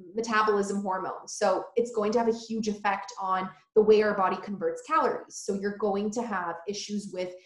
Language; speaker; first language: English; early bilingual, other home language; Polish